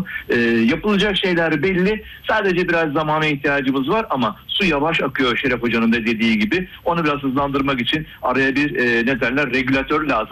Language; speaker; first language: Turkish; native; Turkish